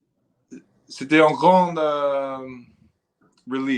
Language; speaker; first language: French; non-native, fluent; English